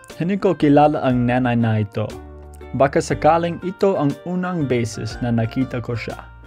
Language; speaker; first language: Filipino; non-native, fluent; English